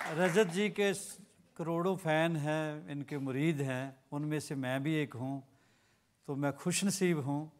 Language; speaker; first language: Hindi; native; Hindi